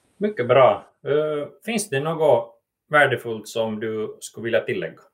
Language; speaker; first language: Swedish; non-native, local second language; Finnish